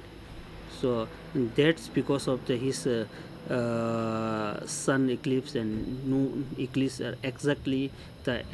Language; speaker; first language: English; non-native, local second language; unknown